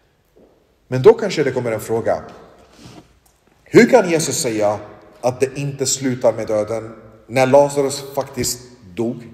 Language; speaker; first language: Swedish; non-native, local second language; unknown